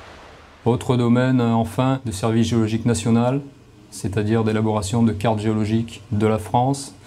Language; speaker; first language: French; native; French